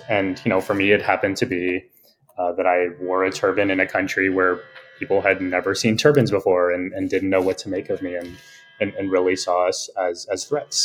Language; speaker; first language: English; native; English